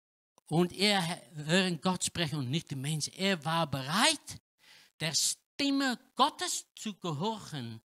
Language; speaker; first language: German; non-native, learner; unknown